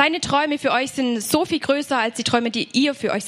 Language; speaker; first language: German; native; German